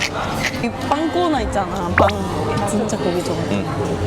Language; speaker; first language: Korean; non-native, learner; Japanese